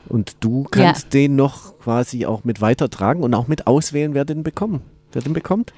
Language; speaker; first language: German; native; German